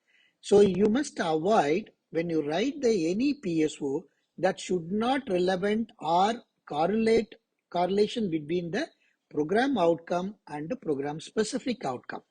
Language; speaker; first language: English; non-native, local second language; Tamil